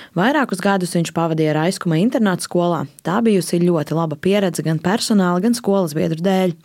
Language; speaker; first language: Latvian; native; Latvian